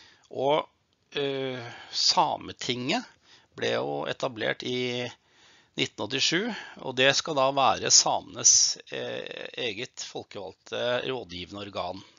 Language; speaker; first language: Norwegian; native; Norwegian